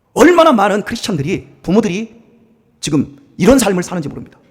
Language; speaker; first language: Korean; native; Korean